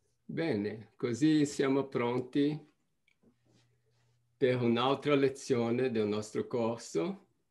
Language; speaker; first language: Italian; non-native, fluent; Portuguese